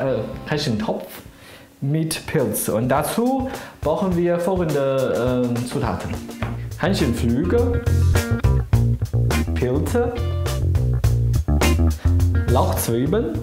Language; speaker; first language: German; non-native, fluent; Chinese